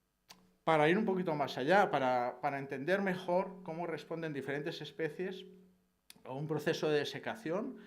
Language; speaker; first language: Spanish; native; Spanish